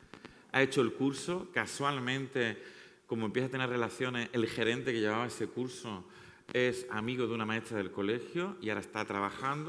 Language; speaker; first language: Spanish; native; Spanish